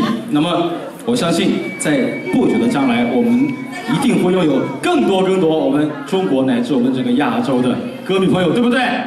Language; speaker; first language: Chinese; native; Chinese